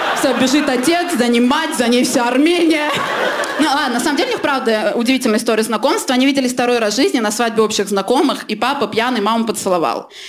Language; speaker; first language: Russian; early bilingual, other home language; Armenian